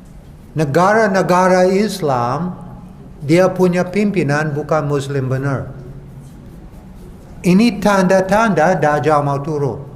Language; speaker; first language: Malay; non-native, fluent; English